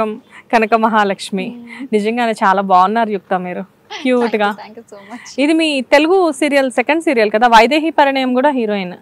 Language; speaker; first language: Telugu; native; Telugu